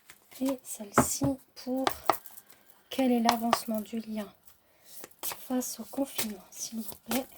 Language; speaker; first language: French; native; French